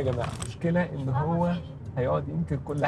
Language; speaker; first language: Arabic; native; Arabic